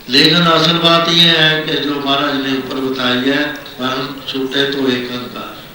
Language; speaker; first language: Hindi; non-native, local second language; Punjabi